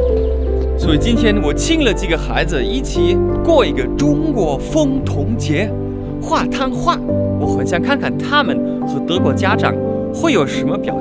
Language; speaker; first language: Chinese; non-native, fluent; German